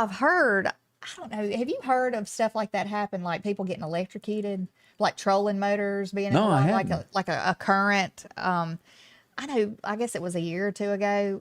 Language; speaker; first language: English; native; English